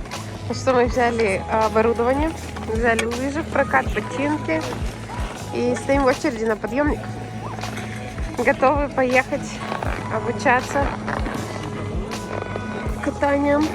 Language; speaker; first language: Russian; native; Russian